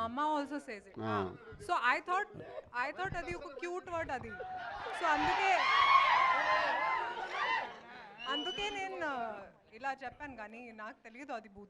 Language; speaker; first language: Telugu; non-native, fluent; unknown